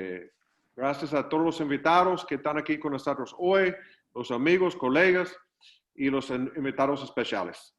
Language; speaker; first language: Spanish; non-native, fluent; English